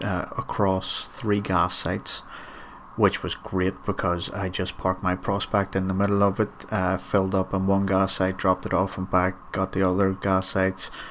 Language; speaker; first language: English; native; English